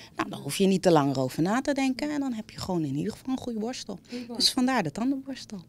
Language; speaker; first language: Dutch; native; Dutch